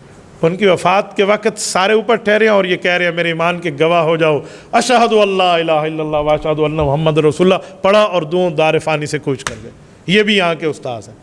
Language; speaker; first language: Urdu; native; Urdu